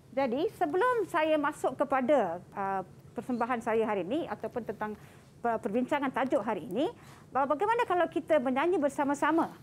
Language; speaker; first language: Malay; non-native, local second language; Tamil